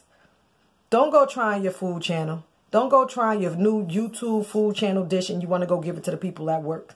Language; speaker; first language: English; native; English